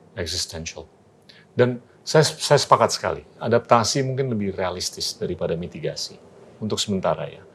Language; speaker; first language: Indonesian; native; Indonesian